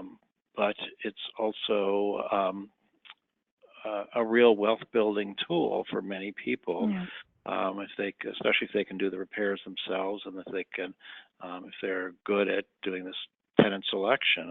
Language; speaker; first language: English; native; English